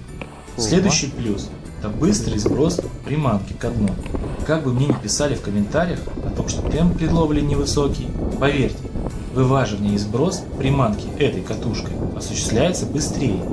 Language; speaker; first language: Russian; native; Russian